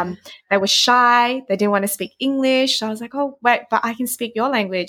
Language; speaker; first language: English; non-native, local second language; Vietnamese